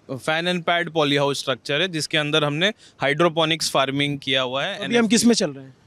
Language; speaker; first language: Hindi; native; Hindi